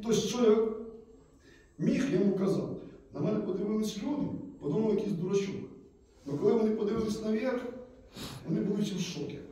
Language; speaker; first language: Ukrainian; non-native, local second language; Russian